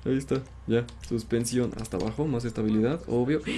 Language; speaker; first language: Spanish; native; Spanish